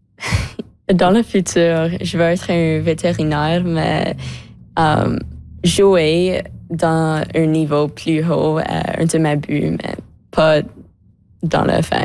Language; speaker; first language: French; non-native, local second language; English